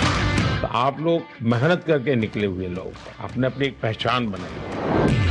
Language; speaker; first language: Hindi; non-native, local second language; Gujarati